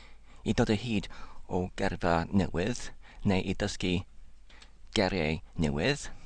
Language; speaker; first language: Welsh; non-native, learner; English